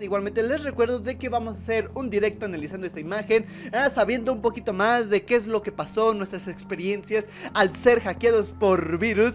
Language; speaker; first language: Spanish; native; Spanish